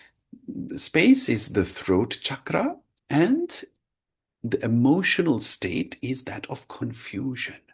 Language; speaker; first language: English; non-native, fluent; German